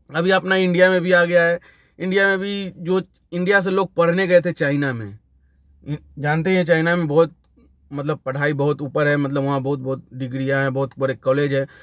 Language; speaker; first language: Hindi; native; Hindi